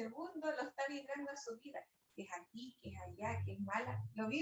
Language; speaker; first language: Spanish; native; Spanish